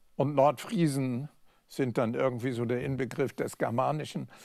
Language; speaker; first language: German; native; German